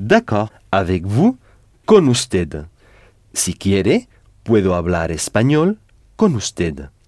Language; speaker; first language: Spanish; non-native, fluent; French